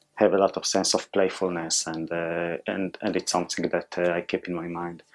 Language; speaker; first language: English; non-native, fluent; Hebrew